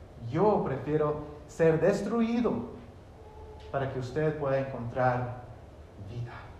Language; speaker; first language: Spanish; early bilingual, heritage; Spanish